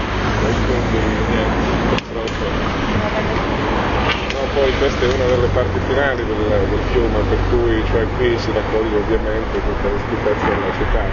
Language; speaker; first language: Italian; native; Italian